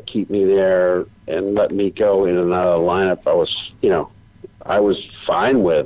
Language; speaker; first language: English; native; English